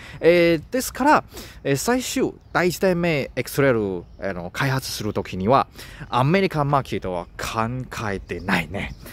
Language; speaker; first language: Japanese; non-native, learner; Chinese